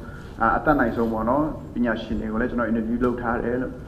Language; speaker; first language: Burmese; non-native, local second language; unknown